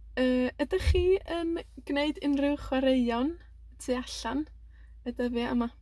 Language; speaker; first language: Welsh; native; Welsh